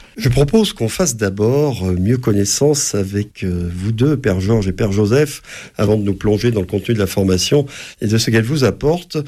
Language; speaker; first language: French; native; French